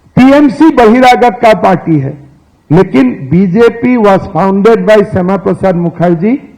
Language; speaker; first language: Hindi; non-native, local second language; Assamese